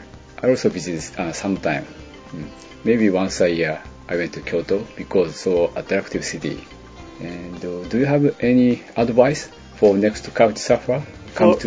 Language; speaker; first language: English; non-native, learner; Japanese